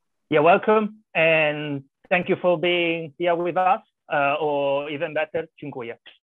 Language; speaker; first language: English; non-native, fluent; Italian